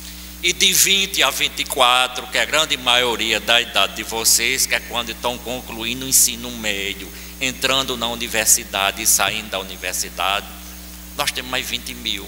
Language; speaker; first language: Portuguese; native; Portuguese